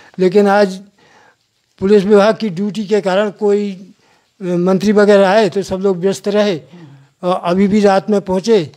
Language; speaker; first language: Hindi; native; Hindi